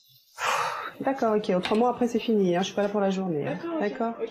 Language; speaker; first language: French; native; French